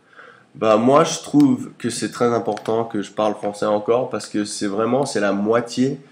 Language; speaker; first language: French; early bilingual, heritage; English